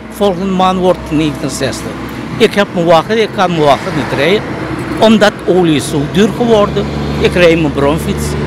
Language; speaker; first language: Dutch; non-native, local second language; Caribbean Hindustani